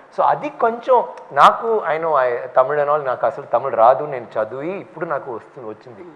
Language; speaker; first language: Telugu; non-native, fluent; Tamil